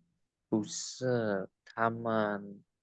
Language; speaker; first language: Chinese; non-native, learner; Indonesian